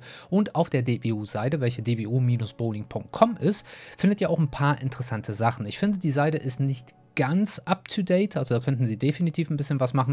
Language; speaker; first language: German; native; German